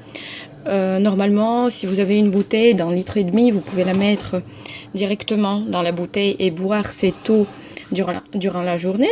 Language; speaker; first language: French; non-native, fluent; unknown